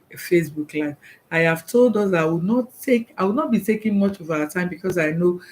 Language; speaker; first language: English; non-native, local second language; Yoruba